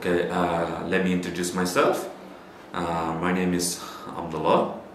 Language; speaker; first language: English; non-native, learner; Uzbek